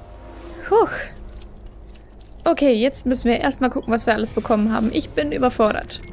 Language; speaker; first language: German; native; German